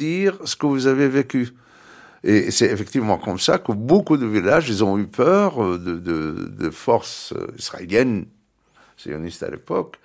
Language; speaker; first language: French; non-native, fluent; Arabic